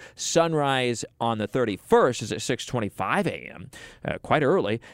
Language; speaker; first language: English; native; English